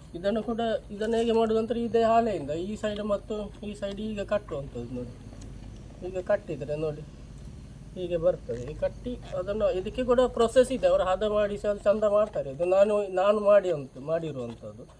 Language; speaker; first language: Kannada; non-native, local second language; Marathi